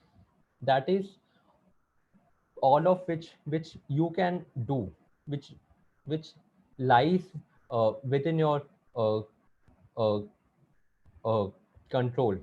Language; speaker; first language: English; non-native, local second language; Hindi